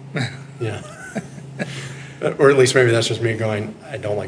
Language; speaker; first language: English; native; English